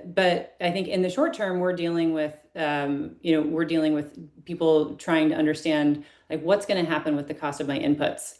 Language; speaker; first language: English; native; English